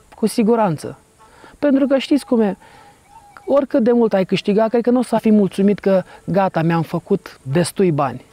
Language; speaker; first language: Romanian; native; Romanian